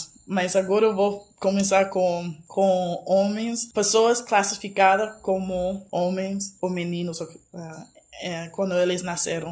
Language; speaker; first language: Portuguese; non-native, fluent; English